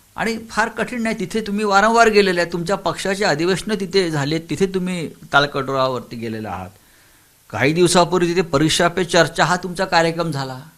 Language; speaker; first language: Marathi; native; Marathi